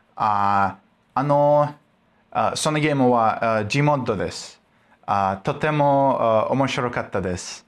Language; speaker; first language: Japanese; non-native, learner; Russian